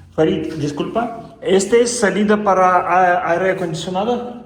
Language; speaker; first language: Spanish; non-native, learner; Russian